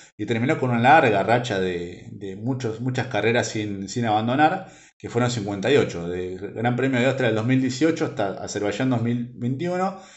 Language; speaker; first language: Spanish; native; Spanish